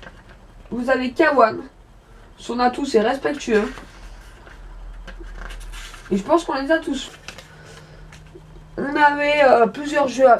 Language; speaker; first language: French; native; French